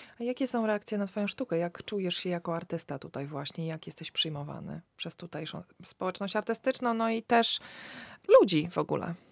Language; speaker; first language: Polish; native; Polish